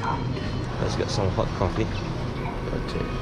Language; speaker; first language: English; non-native, local second language; Chinese